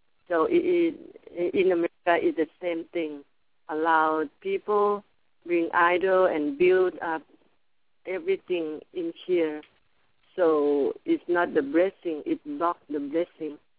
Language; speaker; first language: English; non-native, learner; Thai